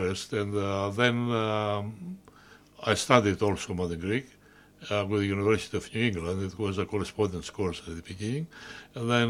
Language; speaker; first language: English; non-native, fluent; Greek